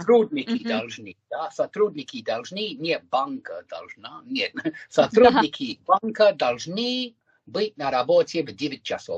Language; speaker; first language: Russian; non-native, learner; English